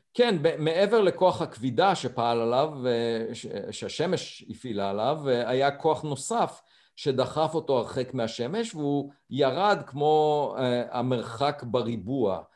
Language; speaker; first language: Hebrew; native; Hebrew